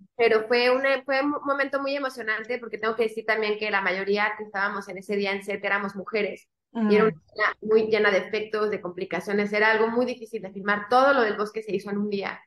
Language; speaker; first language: Spanish; native; Spanish